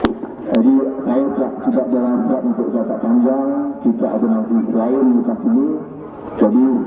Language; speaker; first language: Malay; native; Malay